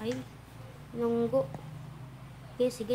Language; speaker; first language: Filipino; native; Filipino